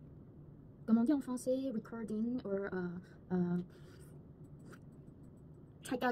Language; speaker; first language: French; non-native, learner; Korean